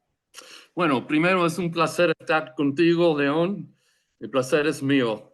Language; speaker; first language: Spanish; non-native, fluent; English